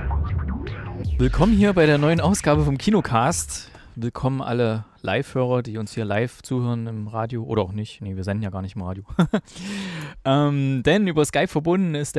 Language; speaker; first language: German; native; German